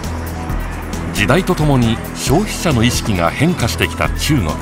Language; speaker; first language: Japanese; native; Japanese